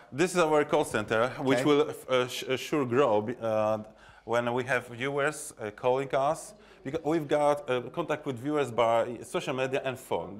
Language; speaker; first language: English; non-native, fluent; Polish